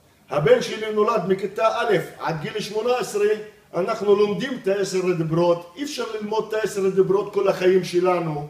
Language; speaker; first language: Hebrew; non-native, local second language; Arabic